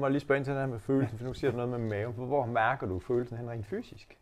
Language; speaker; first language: Danish; native; Danish